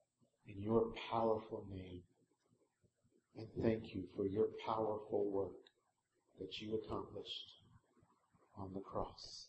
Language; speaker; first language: English; native; English